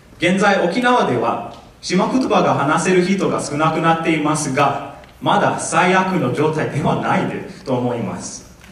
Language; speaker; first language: Japanese; non-native, fluent; English